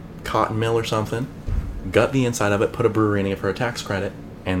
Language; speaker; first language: English; native; English